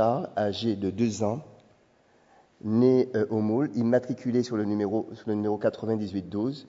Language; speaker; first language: French; native; French